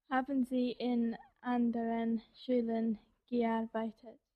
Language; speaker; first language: German; non-native, learner; English